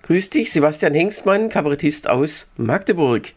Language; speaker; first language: German; native; German